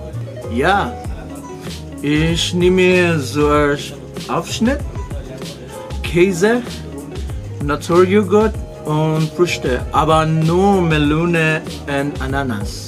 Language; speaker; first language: German; non-native, learner; Filipino